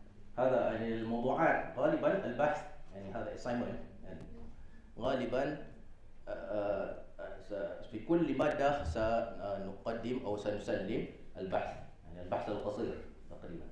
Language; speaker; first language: Arabic; non-native, fluent; Malay